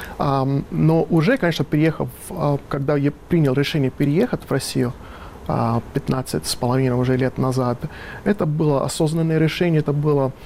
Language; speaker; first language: Russian; non-native, fluent; Italian